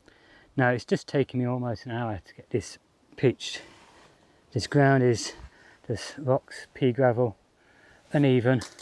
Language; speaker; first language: English; native; English